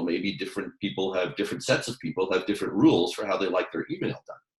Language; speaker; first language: English; native; English